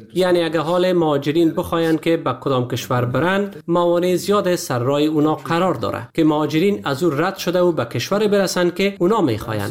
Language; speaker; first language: Persian; native; Persian